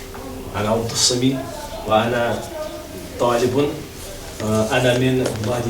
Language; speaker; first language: Arabic; non-native, learner; Kashmiri